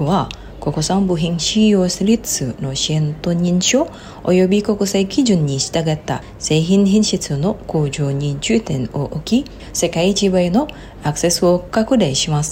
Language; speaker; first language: Japanese; non-native, fluent; Indonesian